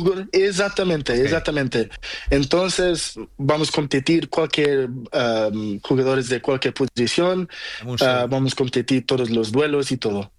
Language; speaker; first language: Spanish; non-native, learner; Portuguese